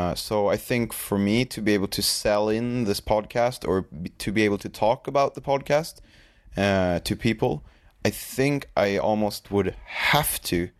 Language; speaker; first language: English; non-native, fluent; Swedish